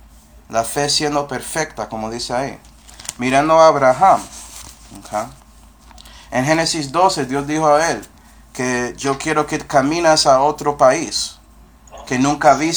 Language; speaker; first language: Spanish; non-native, fluent; English